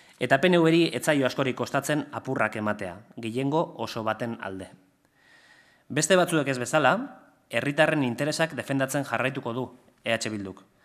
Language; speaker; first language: Basque; non-native, local second language; Spanish